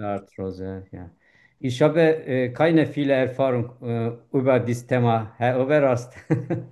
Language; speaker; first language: German; non-native, learner; Turkish